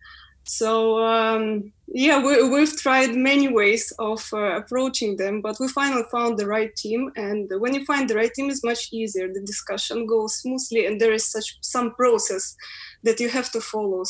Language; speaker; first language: English; non-native, fluent; Ukrainian